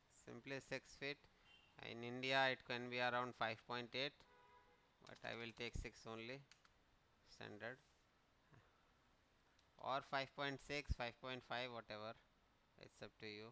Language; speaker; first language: English; non-native, local second language; Hindi